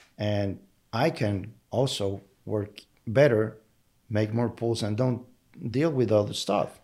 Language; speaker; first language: English; non-native, fluent; Spanish